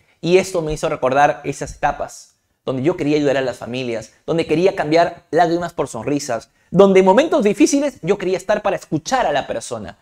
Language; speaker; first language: Spanish; native; Spanish